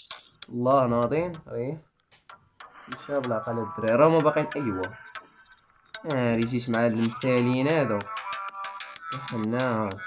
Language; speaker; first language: Arabic; native; Arabic